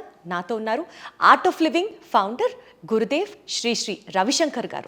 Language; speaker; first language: Telugu; native; Telugu